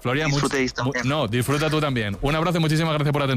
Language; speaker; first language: Spanish; native; Spanish